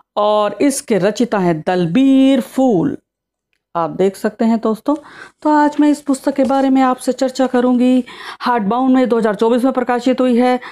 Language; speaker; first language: Hindi; native; Hindi